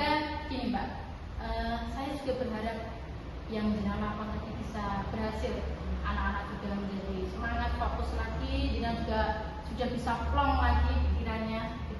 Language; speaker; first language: Indonesian; non-native, local second language; Javanese